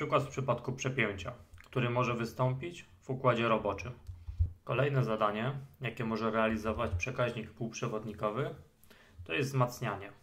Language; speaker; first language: Polish; native; Polish